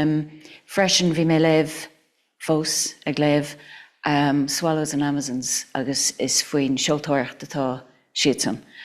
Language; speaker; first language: Irish; non-native, local second language; English